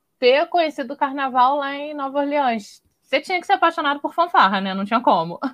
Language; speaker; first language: Portuguese; native; Portuguese